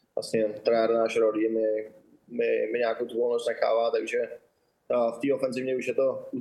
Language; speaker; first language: Czech; native; Czech